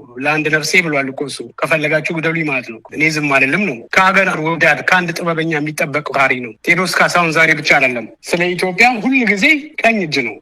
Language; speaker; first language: Amharic; native; Amharic